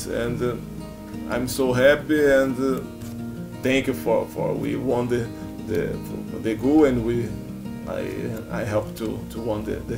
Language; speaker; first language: English; non-native, learner; Portuguese